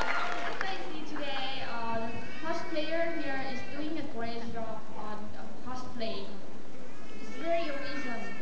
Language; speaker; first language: English; non-native, fluent; Thai